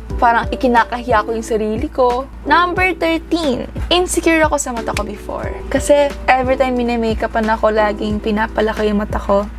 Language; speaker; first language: Filipino; early bilingual, heritage; Japanese